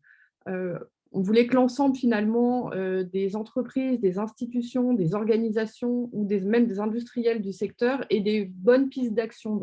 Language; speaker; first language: French; native; French